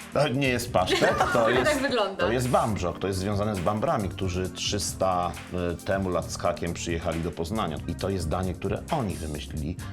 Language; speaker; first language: Polish; native; Polish